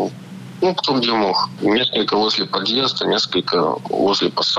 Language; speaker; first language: Russian; native; Russian